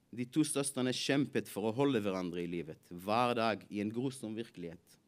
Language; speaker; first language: Norwegian; non-native, fluent; Hebrew